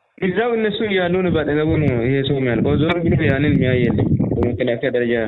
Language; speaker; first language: Amharic; non-native, local second language; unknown